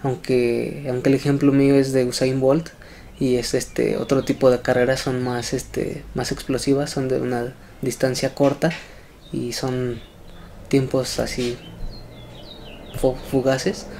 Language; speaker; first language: Spanish; native; Spanish